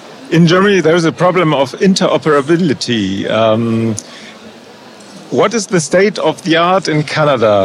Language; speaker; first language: English; non-native, fluent; German